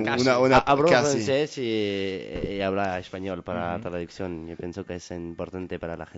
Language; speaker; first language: Spanish; non-native, learner; French